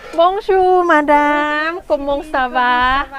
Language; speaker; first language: French; non-native, learner; Thai